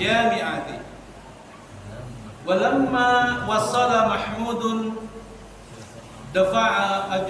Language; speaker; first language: Arabic; non-native, learner; Indonesian